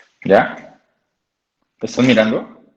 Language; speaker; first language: Spanish; native; Spanish